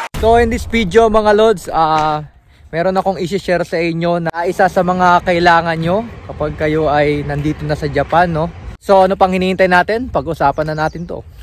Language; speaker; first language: Filipino; native; Filipino